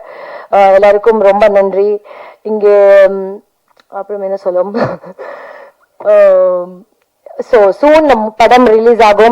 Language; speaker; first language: Tamil; non-native, learner; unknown